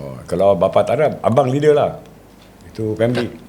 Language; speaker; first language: Malay; native; Malay